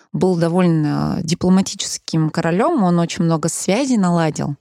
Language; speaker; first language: Russian; early bilingual, heritage; Russian